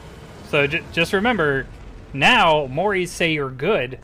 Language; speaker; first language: English; native; English